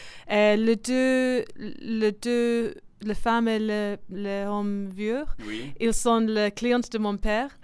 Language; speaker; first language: French; non-native, learner; English